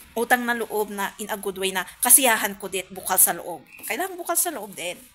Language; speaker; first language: Filipino; non-native, local second language; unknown